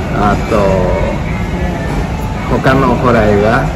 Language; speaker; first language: Japanese; non-native, learner; Spanish